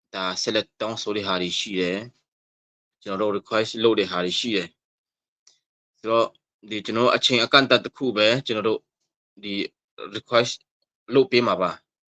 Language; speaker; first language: Burmese; non-native, local second language; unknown